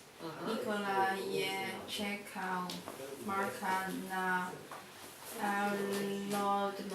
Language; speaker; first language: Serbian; non-native, learner; Chinese